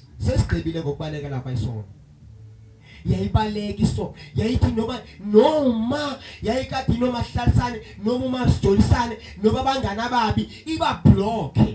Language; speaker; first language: Zulu; non-native, local second language; Xhosa